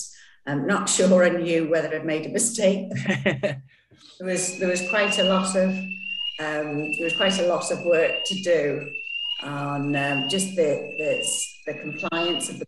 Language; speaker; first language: English; native; English